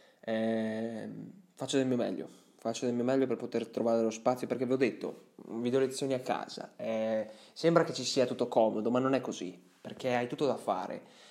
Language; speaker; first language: Italian; early bilingual, other home language; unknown